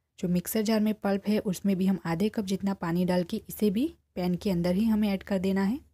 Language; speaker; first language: Hindi; non-native, local second language; Gujarati